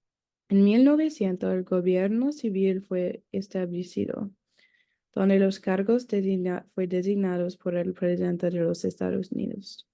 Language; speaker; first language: Spanish; non-native, learner; English